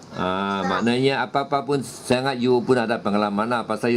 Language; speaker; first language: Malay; non-native, local second language; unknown